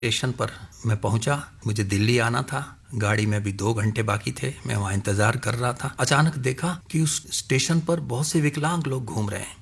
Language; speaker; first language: Hindi; non-native, local second language; Punjabi